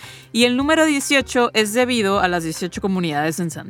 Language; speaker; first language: Spanish; native; Spanish